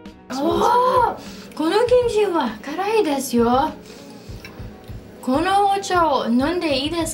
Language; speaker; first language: Japanese; non-native, learner; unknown